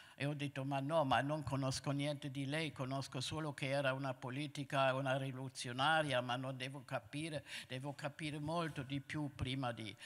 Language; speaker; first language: Italian; non-native, fluent; German